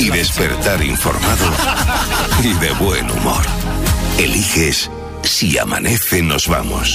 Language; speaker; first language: Spanish; native; Spanish